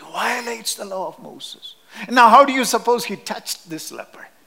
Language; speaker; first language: English; non-native, local second language; Malayalam